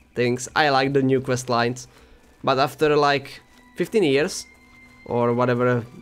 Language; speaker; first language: English; non-native, fluent; Czech